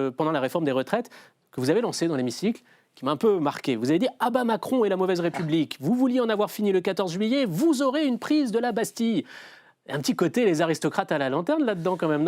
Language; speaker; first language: French; native; French